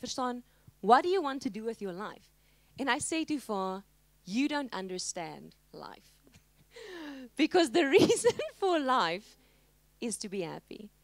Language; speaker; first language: English; non-native, local second language; Afrikaans